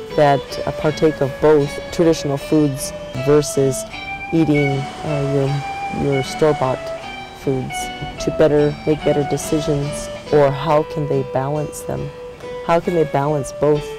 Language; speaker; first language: English; native; English